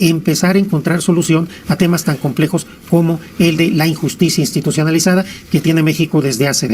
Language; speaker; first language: Spanish; native; Spanish